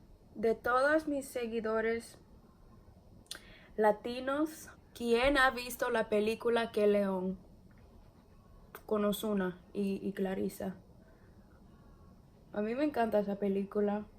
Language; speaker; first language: Spanish; early bilingual, heritage; English